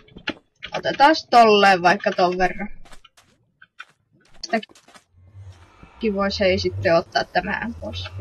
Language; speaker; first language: Finnish; native; Finnish